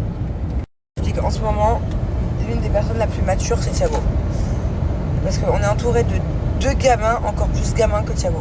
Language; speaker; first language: French; native; French